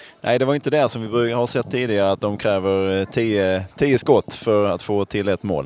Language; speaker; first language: Swedish; native; Swedish